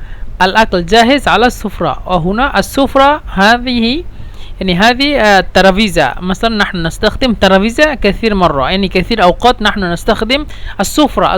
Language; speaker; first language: Arabic; non-native, fluent; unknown